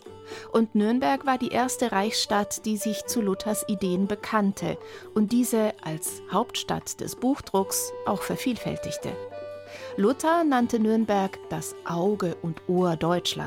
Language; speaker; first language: German; native; German